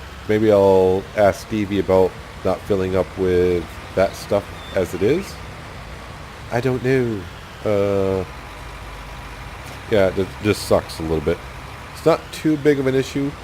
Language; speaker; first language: English; native; English